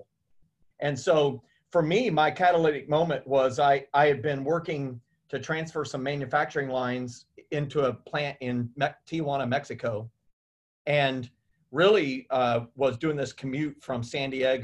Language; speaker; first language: English; native; English